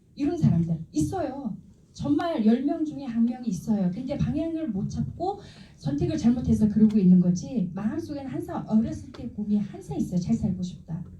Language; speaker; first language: Korean; non-native, fluent; Mongolian